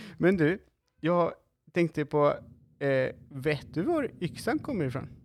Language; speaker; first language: Swedish; non-native, fluent; Spanish